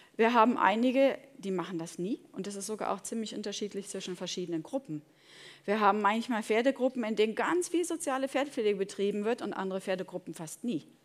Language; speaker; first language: German; native; German